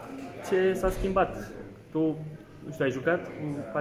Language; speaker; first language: Romanian; native; Romanian